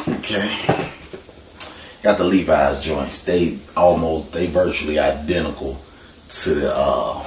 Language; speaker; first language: English; native; English